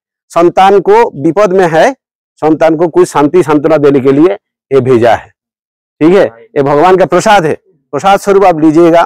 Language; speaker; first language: Hindi; non-native, local second language; Bangla